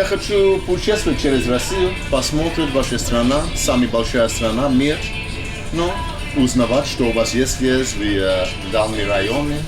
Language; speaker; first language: Russian; non-native, learner; English